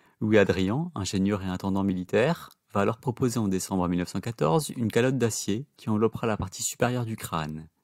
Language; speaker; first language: French; native; French